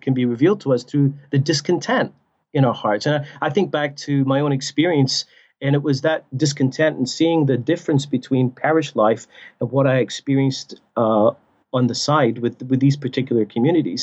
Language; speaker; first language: English; native; English